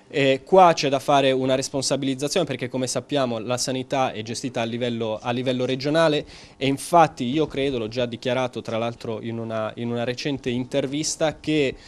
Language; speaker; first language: Italian; native; Italian